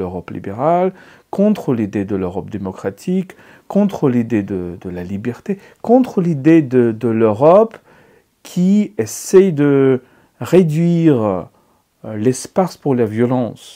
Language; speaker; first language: French; non-native, fluent; Ukrainian